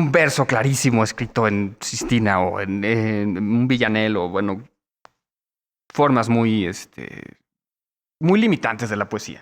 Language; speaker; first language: Spanish; native; Spanish